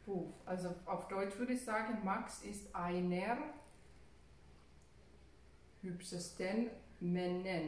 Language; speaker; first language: German; non-native, learner; Finnish